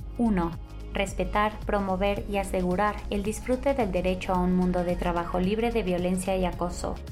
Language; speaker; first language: Spanish; native; Spanish